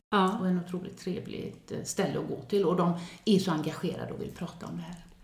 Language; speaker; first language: Swedish; native; Swedish